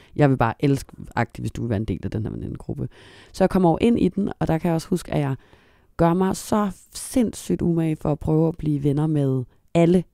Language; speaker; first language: Danish; native; Danish